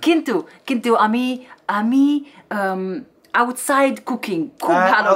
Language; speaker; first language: Bangla; non-native, learner; Romanian